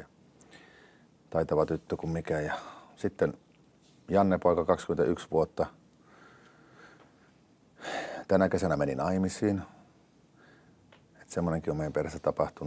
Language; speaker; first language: Finnish; native; Finnish